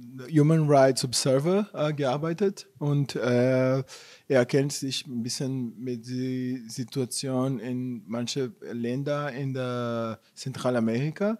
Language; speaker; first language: German; non-native, fluent; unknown